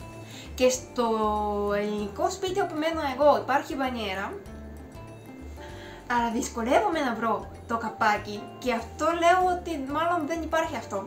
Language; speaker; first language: Greek; non-native, fluent; Japanese